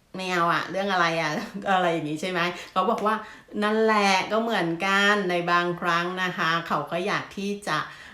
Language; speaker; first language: Thai; native; Thai